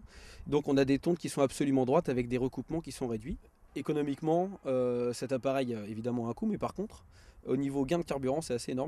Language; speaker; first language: French; native; French